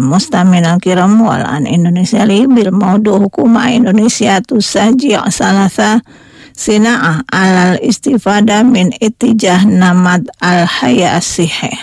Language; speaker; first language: Arabic; non-native, fluent; Indonesian